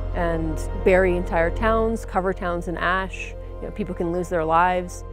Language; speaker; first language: English; native; English